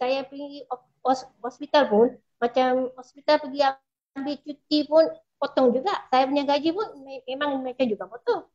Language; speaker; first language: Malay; non-native, local second language; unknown